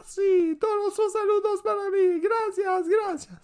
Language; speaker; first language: Spanish; non-native, learner; French